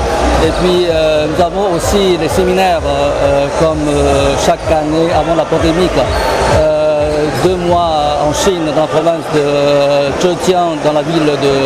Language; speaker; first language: French; non-native, fluent; Chinese